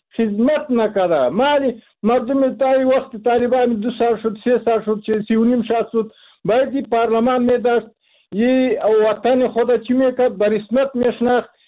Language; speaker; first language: Persian; non-native, local second language; Pashto